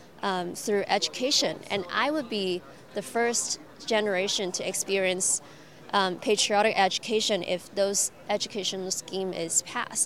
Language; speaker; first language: English; non-native, local second language; Cantonese